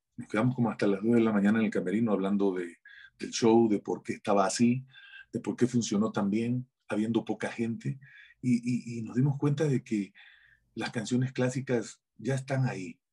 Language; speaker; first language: Spanish; native; Spanish